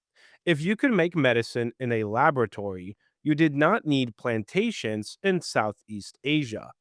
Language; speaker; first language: English; native; English